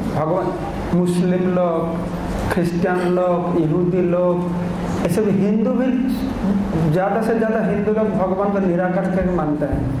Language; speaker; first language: Hindi; non-native, local second language; Odia